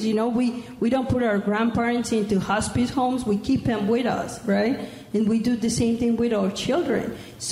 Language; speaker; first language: English; non-native, fluent; Spanish